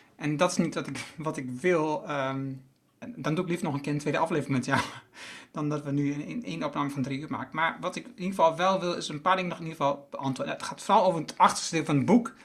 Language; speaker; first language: Dutch; native; Dutch